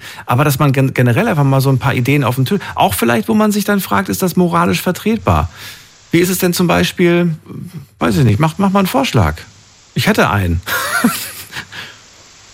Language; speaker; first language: German; native; German